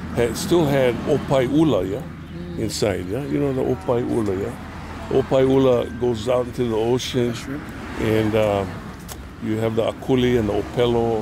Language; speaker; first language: English; native; English